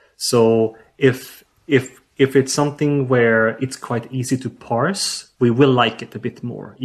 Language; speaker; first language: English; non-native, fluent; Swedish